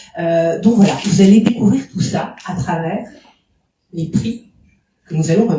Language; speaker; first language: French; native; French